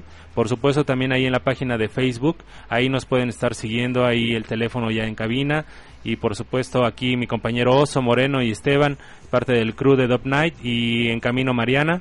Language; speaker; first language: Spanish; native; Spanish